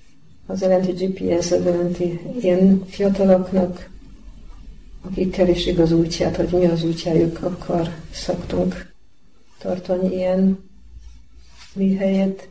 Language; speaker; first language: Hungarian; non-native, learner; Polish